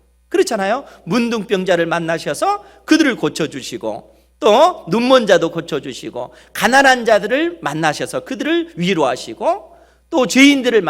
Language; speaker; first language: Korean; native; Korean